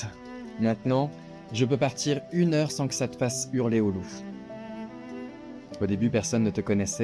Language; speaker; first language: French; native; French